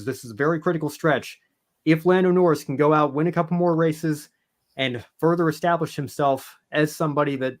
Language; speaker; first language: English; native; English